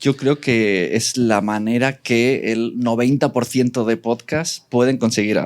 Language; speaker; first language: Spanish; native; Spanish